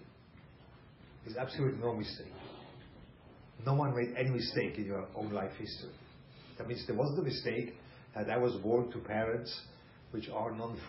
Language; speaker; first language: English; non-native, fluent; German